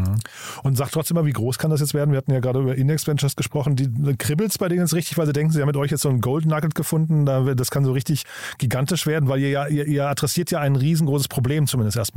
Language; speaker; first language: German; native; German